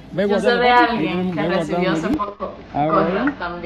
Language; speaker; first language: Spanish; native; Spanish